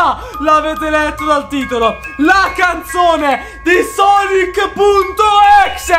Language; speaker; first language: Italian; native; Italian